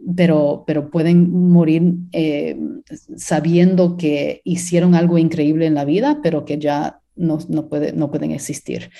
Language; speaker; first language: Spanish; early bilingual, heritage; Spanish